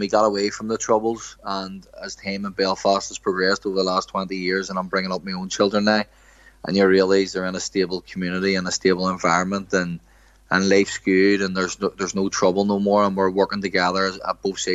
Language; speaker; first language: English; native; English